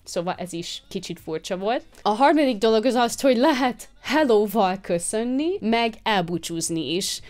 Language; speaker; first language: Hungarian; non-native, fluent; English